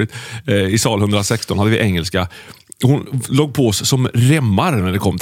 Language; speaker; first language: Swedish; native; Swedish